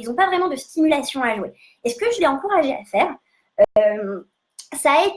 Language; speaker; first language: French; native; French